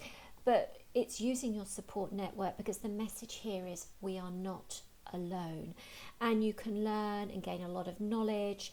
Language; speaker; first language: English; native; English